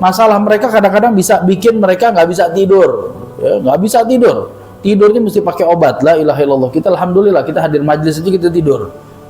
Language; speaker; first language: Indonesian; native; Indonesian